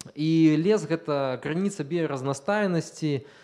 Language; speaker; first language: Russian; non-native, local second language; Belarusian